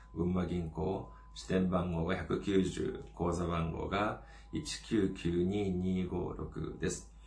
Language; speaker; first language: Japanese; non-native, fluent; Korean